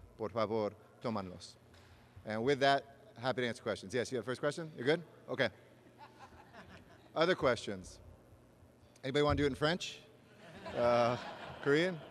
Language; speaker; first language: English; native; English